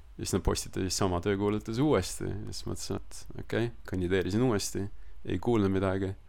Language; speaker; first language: Estonian; early bilingual, other home language; Russian